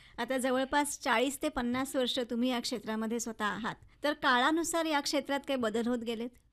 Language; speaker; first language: Marathi; native; Marathi